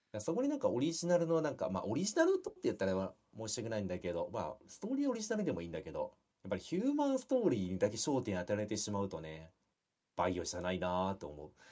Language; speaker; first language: Japanese; native; Japanese